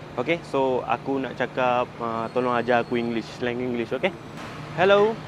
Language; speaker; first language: Malay; early bilingual, other home language; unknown